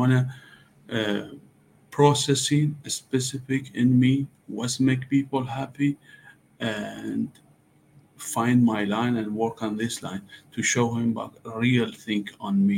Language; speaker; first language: English; non-native, learner; Persian